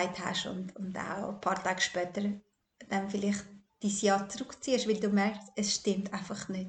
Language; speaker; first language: German; early bilingual, other home language; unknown